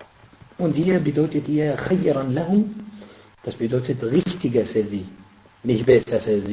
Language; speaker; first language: German; non-native, fluent; Arabic